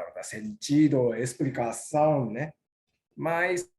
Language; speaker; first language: Portuguese; non-native, learner; Japanese